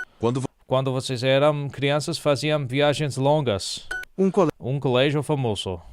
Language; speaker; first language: Portuguese; non-native, learner; English